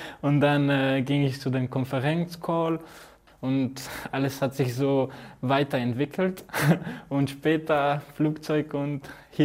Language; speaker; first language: German; non-native, learner; Croatian